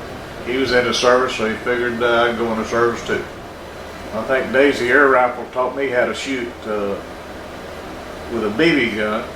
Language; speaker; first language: English; native; English